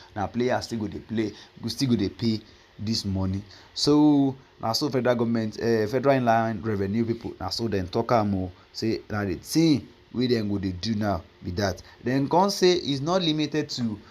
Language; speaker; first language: Nigerian Pidgin; native; Nigerian Pidgin